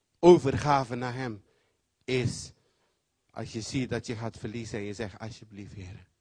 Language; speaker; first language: Dutch; non-native, fluent; Papiamento